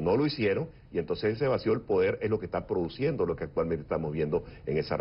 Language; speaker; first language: Spanish; native; Spanish